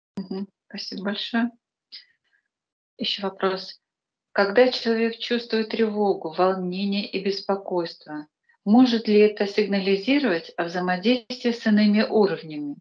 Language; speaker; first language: Russian; native; Russian